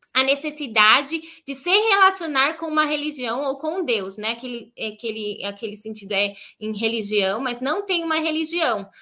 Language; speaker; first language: Portuguese; native; Portuguese